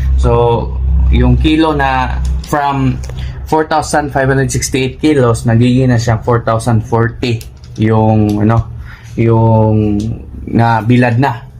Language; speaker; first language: Filipino; non-native, local second language; Cebuano